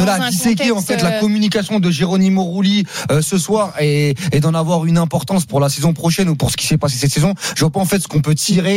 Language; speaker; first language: French; native; French